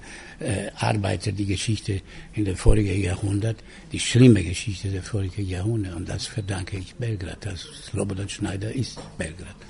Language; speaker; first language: German; non-native, fluent; Italian